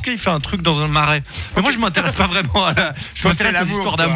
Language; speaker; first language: French; native; French